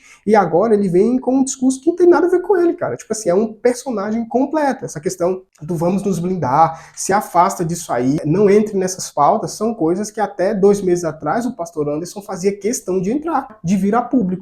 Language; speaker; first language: Portuguese; native; Portuguese